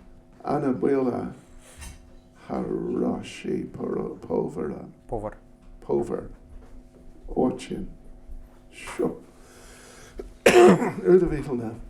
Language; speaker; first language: Russian; non-native, learner; English